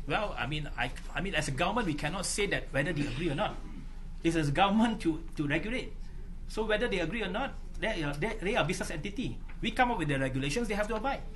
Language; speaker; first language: English; non-native, local second language; Malay